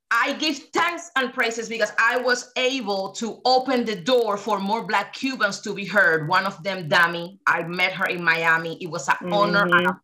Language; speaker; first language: English; early bilingual, other home language; Spanish